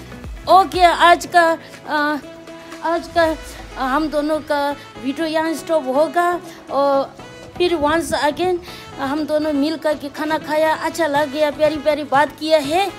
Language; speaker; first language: Hindi; non-native, local second language; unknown